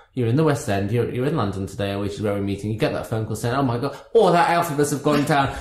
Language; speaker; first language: English; native; English